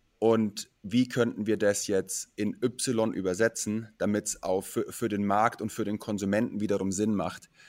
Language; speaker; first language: German; native; German